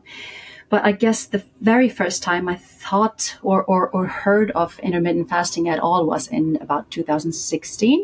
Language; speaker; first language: English; non-native, fluent; Icelandic